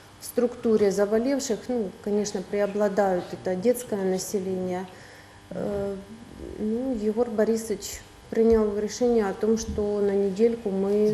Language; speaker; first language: Russian; native; Russian